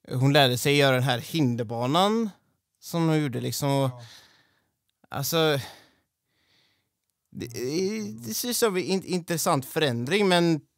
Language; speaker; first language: Swedish; native; Swedish